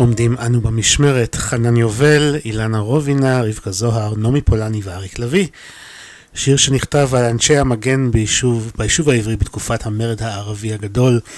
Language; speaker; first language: Hebrew; native; Hebrew